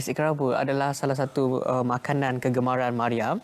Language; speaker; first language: Malay; native; Malay